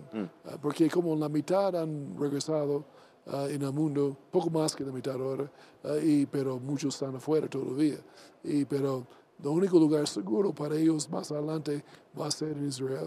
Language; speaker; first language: Spanish; non-native, learner; English